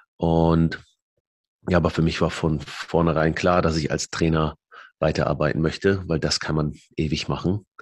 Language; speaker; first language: German; early bilingual, other home language; Arabic